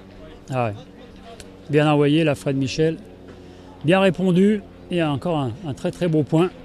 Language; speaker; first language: French; native; French